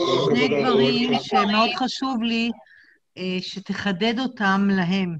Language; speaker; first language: Hebrew; native; Hebrew